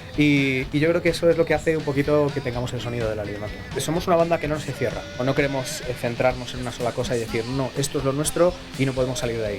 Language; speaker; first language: Spanish; native; Spanish